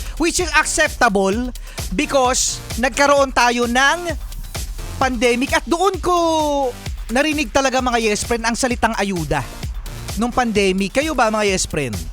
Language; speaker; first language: Filipino; native; Filipino